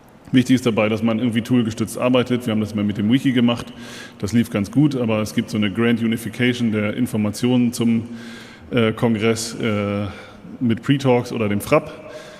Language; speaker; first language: German; native; German